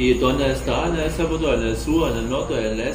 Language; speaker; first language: Spanish; non-native, learner; German